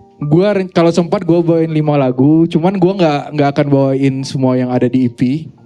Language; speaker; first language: Indonesian; native; Indonesian